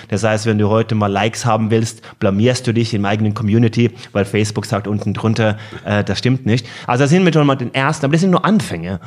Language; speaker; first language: German; non-native, fluent; Norwegian